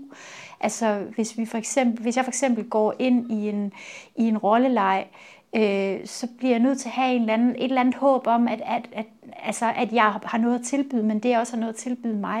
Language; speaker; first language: Danish; native; Danish